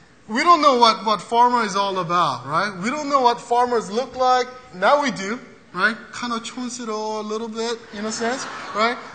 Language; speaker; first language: English; early bilingual, other home language; Korean